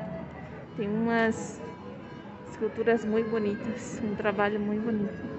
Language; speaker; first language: Spanish; non-native, learner; Portuguese